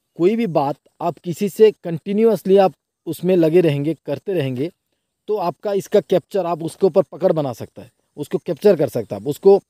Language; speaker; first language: Hindi; non-native, local second language; Bangla